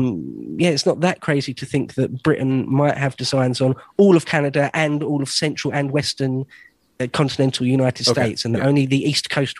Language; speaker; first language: English; native; English